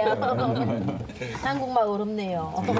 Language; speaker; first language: Korean; non-native, learner; Khmer